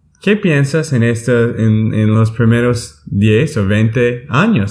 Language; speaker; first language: Spanish; non-native, learner; English